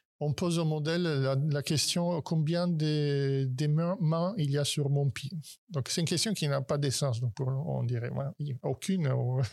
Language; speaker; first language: French; non-native, fluent; Italian